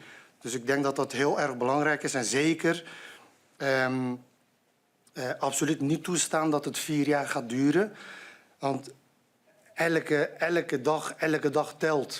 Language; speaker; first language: Dutch; non-native, fluent; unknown